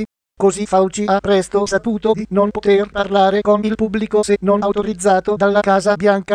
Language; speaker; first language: Italian; native; Italian